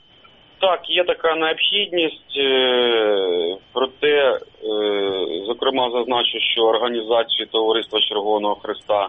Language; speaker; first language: Ukrainian; native; Ukrainian